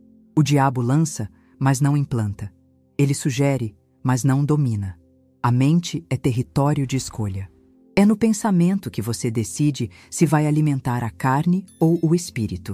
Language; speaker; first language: Portuguese; native; Portuguese